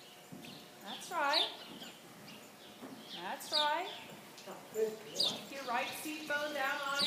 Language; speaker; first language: English; native; English